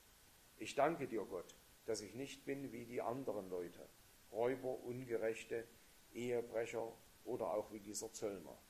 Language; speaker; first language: German; native; German